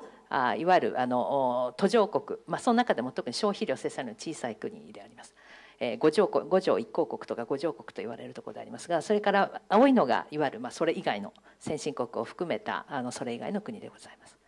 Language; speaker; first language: Japanese; native; Japanese